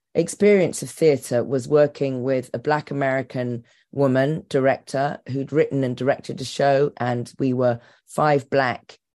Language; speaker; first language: English; native; English